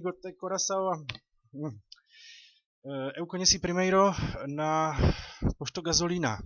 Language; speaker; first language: Portuguese; non-native, learner; Czech